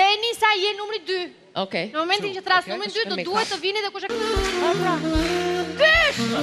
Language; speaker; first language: Albanian; native; Albanian